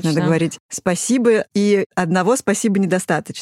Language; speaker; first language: Russian; native; Russian